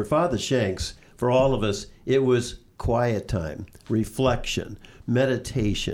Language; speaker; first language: English; native; English